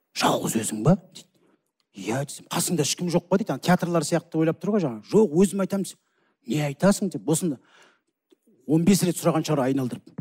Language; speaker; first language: Kazakh; native; Kazakh